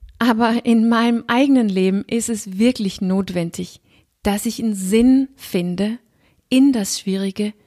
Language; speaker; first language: German; non-native, fluent; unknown